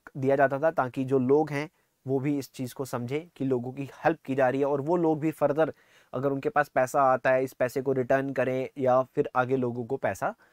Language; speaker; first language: Hindi; non-native, local second language; Punjabi